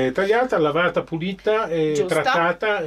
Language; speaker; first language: Italian; native; Italian